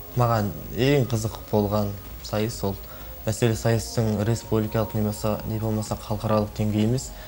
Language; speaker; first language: Kazakh; native; Kazakh